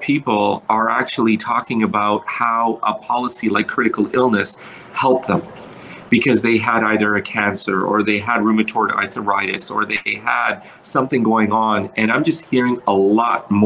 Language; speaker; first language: English; early bilingual, other home language; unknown